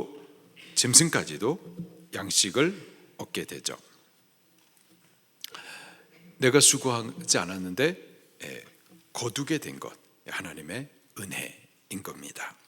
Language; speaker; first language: Korean; native; Korean